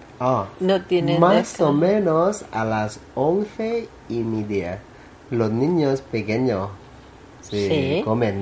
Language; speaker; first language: Spanish; non-native, learner; Thai